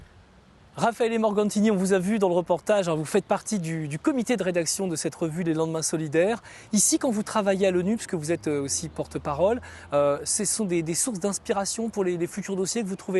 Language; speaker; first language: French; native; French